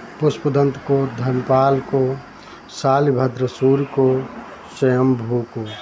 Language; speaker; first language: Hindi; native; Hindi